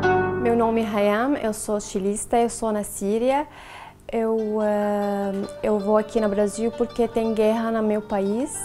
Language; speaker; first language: Portuguese; non-native, learner; Arabic